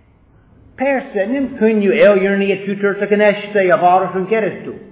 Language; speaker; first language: Hungarian; non-native, fluent; English